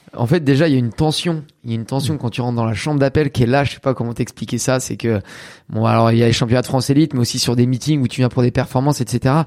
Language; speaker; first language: French; native; French